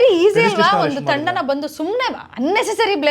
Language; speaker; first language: Kannada; native; Kannada